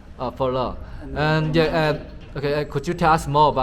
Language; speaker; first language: English; non-native, learner; Chinese